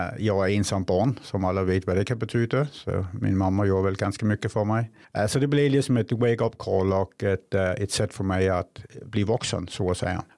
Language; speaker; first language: Swedish; non-native, fluent; Danish